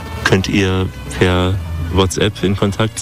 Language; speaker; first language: German; native; German